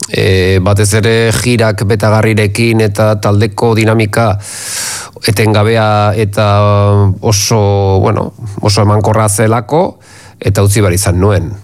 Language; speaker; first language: Basque; native; Basque